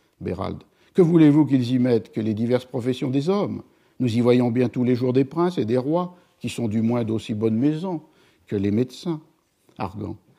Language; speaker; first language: French; native; French